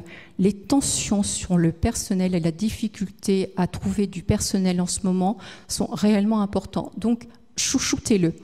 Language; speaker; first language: French; native; French